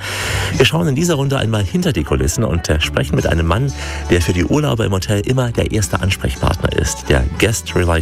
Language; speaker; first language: German; native; German